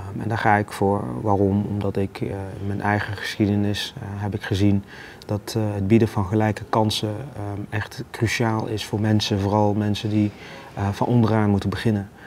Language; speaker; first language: Dutch; early bilingual, other home language; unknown